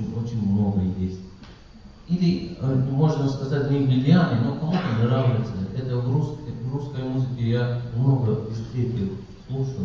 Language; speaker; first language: Russian; non-native, learner; Persian